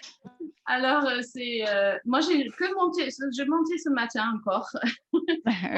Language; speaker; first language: French; non-native, fluent; German